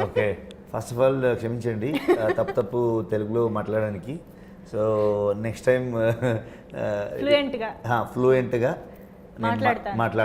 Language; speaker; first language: Telugu; non-native, learner; Kannada